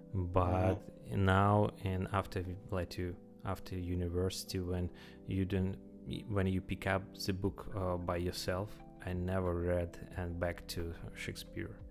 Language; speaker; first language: English; non-native, learner; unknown